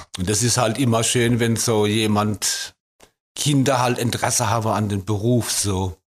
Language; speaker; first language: German; native; German